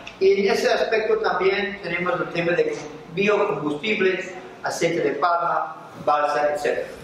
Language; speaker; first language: Spanish; non-native, fluent; English